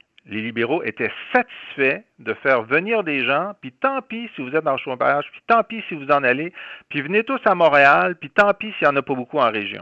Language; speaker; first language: French; native; French